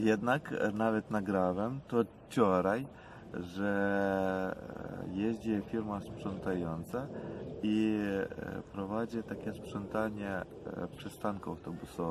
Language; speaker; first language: Polish; non-native, learner; Ukrainian